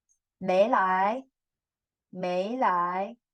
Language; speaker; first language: Chinese; non-native, fluent; Indonesian